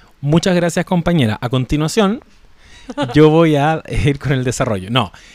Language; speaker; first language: Spanish; native; Spanish